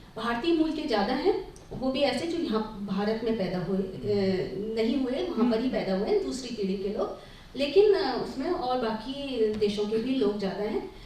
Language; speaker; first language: Hindi; native; Hindi